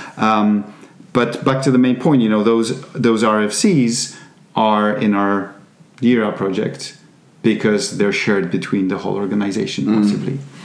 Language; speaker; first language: English; non-native, fluent; Polish